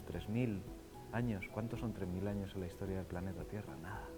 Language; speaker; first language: Spanish; native; Spanish